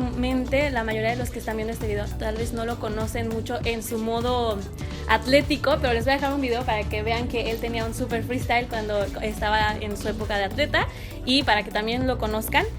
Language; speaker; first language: Spanish; native; Spanish